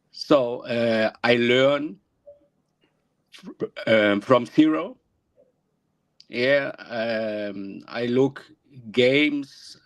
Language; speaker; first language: English; non-native, learner; German